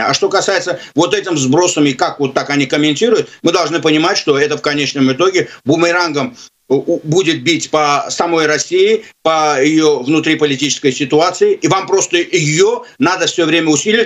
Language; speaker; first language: Russian; non-native, local second language; Azerbaijani